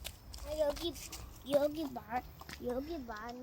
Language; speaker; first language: Korean; early bilingual, heritage; Korean